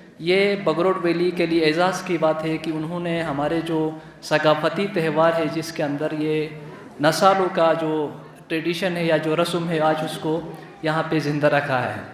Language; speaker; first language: Urdu; non-native, local second language; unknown